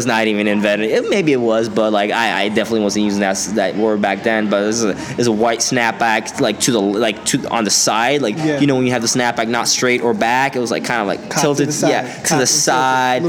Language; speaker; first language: English; non-native, fluent; Swedish